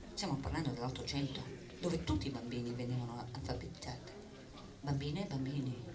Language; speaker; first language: Italian; non-native, fluent; English